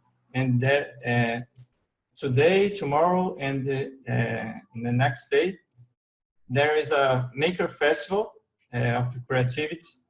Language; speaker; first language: English; non-native, learner; Portuguese